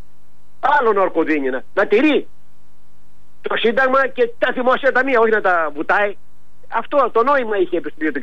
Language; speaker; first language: Greek; native; Greek